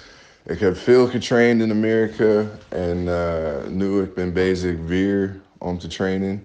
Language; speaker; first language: Dutch; non-native, learner; English